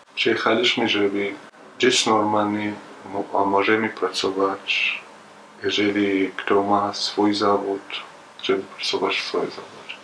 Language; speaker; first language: Polish; non-native, learner; Arabic